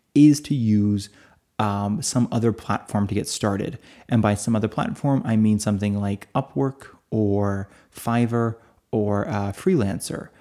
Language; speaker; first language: English; native; English